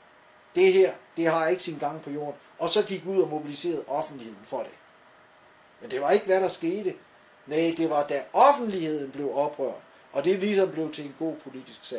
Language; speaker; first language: Danish; native; Danish